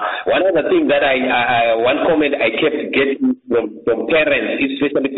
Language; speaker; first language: English; non-native, local second language; Shona